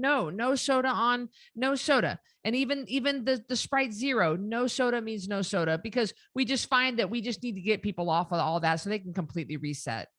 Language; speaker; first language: English; native; English